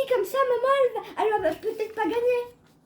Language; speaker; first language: French; native; French